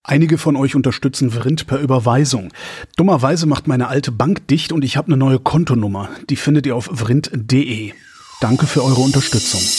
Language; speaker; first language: German; native; German